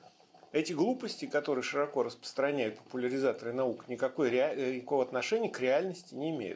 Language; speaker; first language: Russian; native; Russian